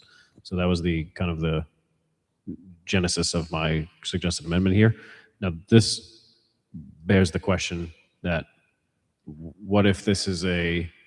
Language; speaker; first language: English; native; English